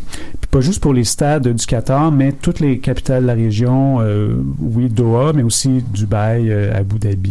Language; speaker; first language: French; native; French